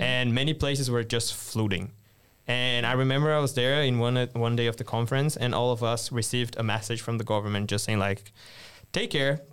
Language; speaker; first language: English; non-native, fluent; Portuguese